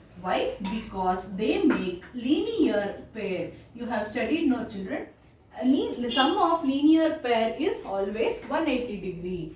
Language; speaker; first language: English; non-native, local second language; Kannada